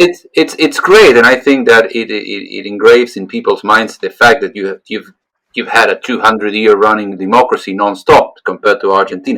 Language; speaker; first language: English; non-native, fluent; Spanish